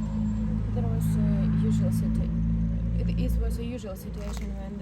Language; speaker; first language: English; non-native, learner; Ukrainian